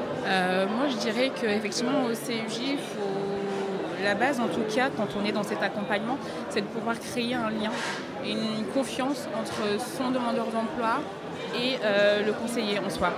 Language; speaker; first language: French; native; French